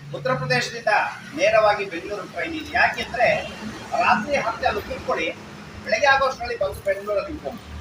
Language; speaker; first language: Kannada; native; Kannada